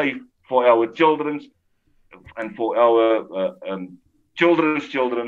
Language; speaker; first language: English; non-native, local second language; Afrikaans